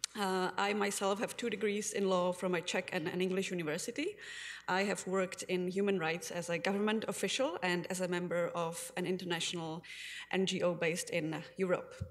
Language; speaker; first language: English; non-native, fluent; Czech